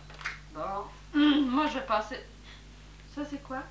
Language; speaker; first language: French; native; French